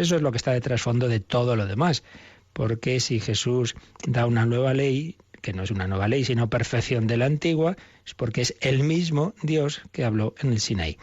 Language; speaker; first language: Spanish; native; Spanish